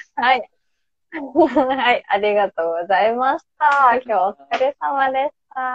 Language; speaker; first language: Japanese; non-native, fluent; Indonesian